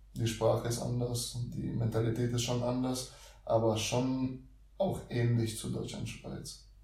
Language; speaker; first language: German; early bilingual, other home language; Russian